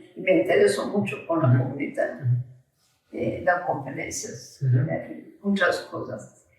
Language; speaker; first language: Spanish; early bilingual, heritage; Ladino